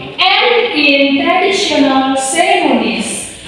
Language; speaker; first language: English; non-native, learner; Indonesian